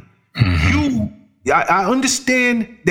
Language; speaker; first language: English; native; English